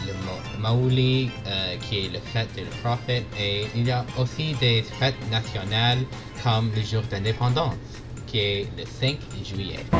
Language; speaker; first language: French; non-native, learner; English